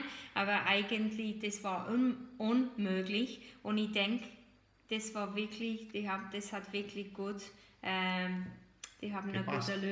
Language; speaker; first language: German; non-native, fluent; English